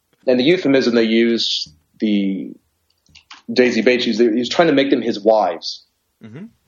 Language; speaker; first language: English; native; English